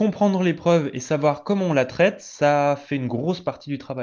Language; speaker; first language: French; native; French